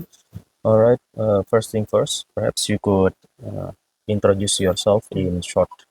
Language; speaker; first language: English; non-native, fluent; Indonesian